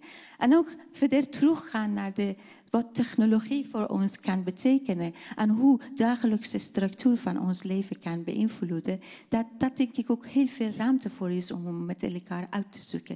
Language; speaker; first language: Dutch; non-native, fluent; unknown